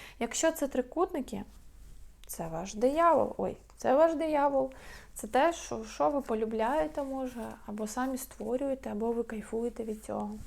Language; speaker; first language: Ukrainian; non-native, local second language; Russian